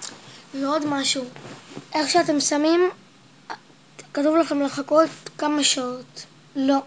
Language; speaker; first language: Hebrew; native; Hebrew